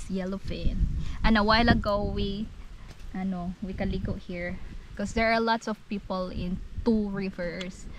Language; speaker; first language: English; non-native, local second language; Cebuano